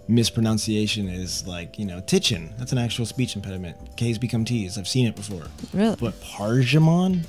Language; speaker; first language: English; native; English